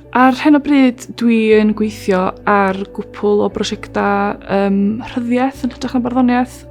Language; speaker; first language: Welsh; native; Welsh